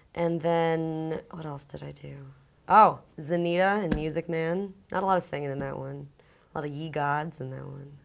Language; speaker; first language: English; early bilingual, other home language; Ukrainian